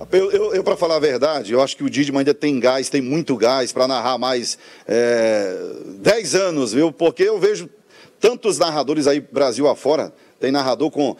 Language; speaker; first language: Portuguese; native; Portuguese